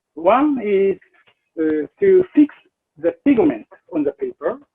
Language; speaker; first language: English; non-native, learner; Japanese